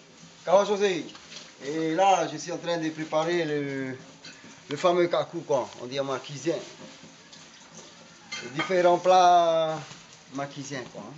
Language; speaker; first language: French; non-native, local second language; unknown